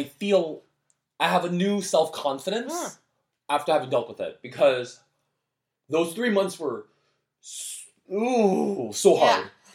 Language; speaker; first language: English; early bilingual, other home language; Korean